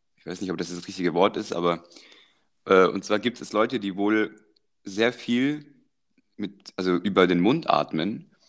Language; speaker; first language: German; early bilingual, other home language; Croatian